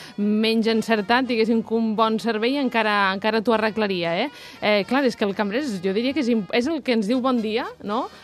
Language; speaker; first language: Catalan; native; Catalan